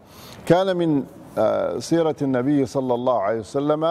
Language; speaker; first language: Arabic; native; Arabic